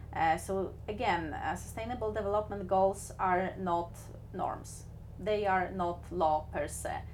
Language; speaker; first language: English; non-native, fluent; Polish